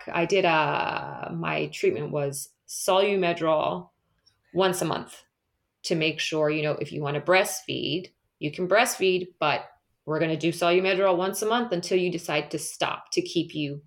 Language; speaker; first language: English; native; English